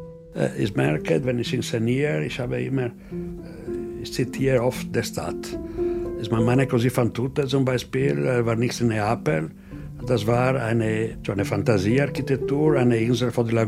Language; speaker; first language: German; non-native, fluent; Italian